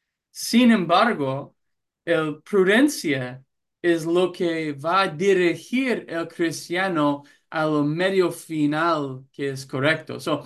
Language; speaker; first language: Spanish; non-native, fluent; English